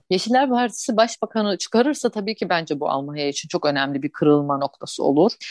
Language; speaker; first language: Turkish; early bilingual, heritage; Turkish